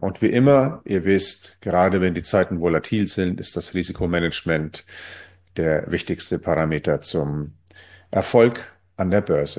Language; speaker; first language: German; native; German